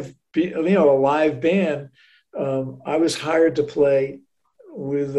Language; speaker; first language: English; native; English